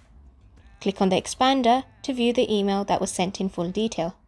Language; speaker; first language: English; native; English